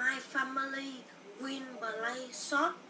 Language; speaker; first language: English; non-native, learner; Vietnamese